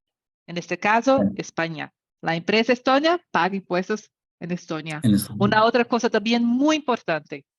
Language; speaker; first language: Spanish; non-native, learner; Portuguese